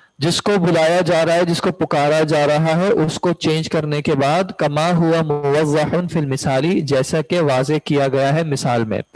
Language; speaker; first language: Urdu; native; Urdu